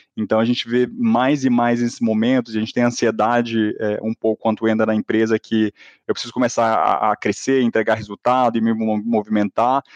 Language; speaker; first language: Portuguese; native; Portuguese